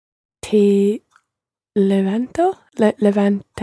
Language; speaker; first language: Spanish; non-native, learner; English